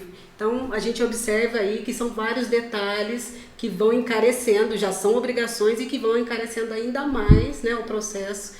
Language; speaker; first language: Portuguese; native; Portuguese